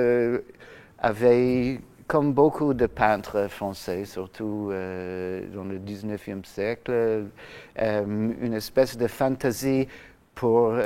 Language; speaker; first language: French; non-native, fluent; English